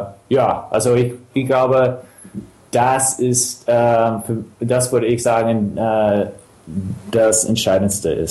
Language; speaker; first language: German; non-native, fluent; English